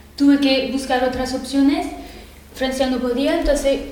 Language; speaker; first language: Spanish; non-native, fluent; French